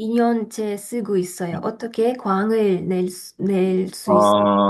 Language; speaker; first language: Korean; non-native, fluent; Russian